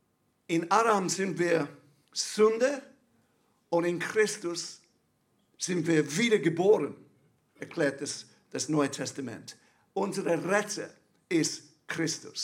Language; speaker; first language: German; non-native, fluent; English